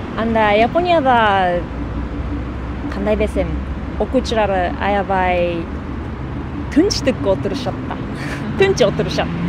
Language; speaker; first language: Kyrgyz; non-native, learner; Japanese